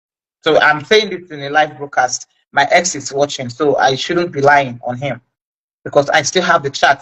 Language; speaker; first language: English; non-native, local second language; Igbo